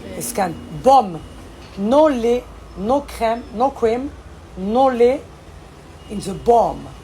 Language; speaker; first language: French; native; French